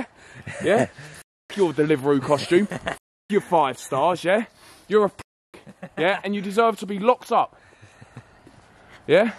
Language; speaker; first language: English; native; English